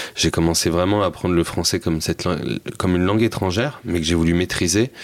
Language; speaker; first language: French; native; French